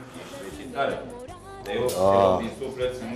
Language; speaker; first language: Romanian; non-native, learner; Turkish